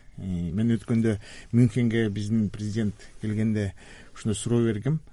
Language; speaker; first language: Kyrgyz; native; Kyrgyz